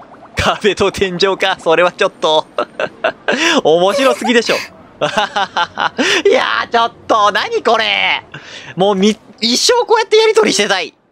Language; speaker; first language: Japanese; native; Japanese